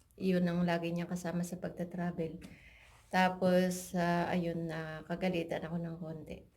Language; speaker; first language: Filipino; native; Filipino